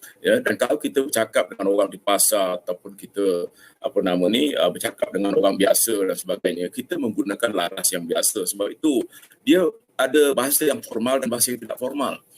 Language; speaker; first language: Malay; native; Malay